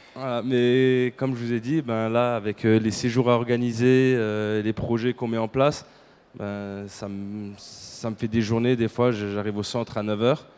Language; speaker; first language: French; native; French